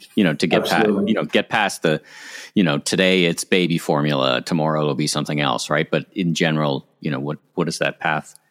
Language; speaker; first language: English; native; English